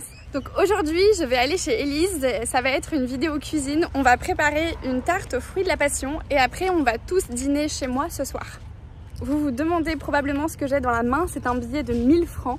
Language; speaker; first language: French; native; French